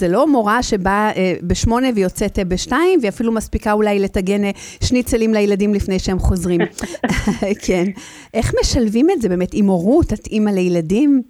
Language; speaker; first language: Hebrew; native; Hebrew